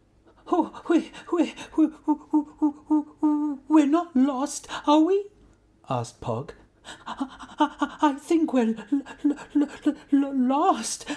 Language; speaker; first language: English; native; English